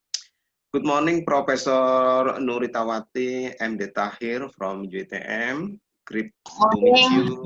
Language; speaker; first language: English; non-native, learner; Indonesian